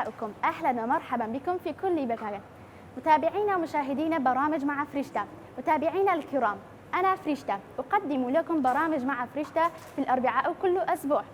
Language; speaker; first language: Arabic; non-native, local second language; Central Kurdish